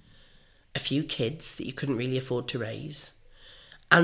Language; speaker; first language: English; native; English